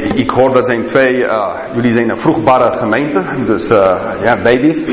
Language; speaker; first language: Dutch; non-native, fluent; English